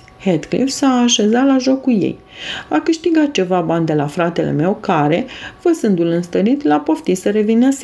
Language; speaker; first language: Romanian; native; Romanian